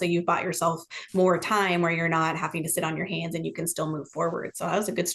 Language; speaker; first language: English; native; English